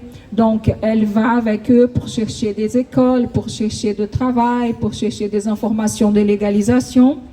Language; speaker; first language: French; non-native, fluent; Portuguese